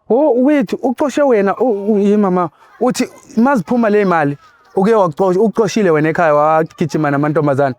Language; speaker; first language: Zulu; non-native, local second language; Xhosa